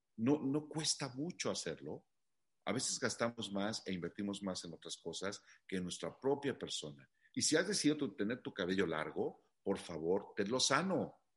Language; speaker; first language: Spanish; native; Spanish